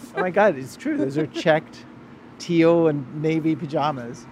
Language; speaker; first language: English; native; English